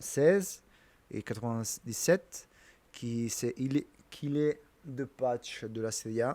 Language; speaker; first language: French; non-native, learner; Italian